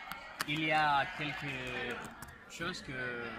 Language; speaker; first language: French; non-native, learner; Spanish